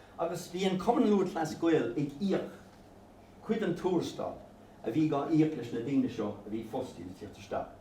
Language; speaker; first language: Irish; non-native, local second language; English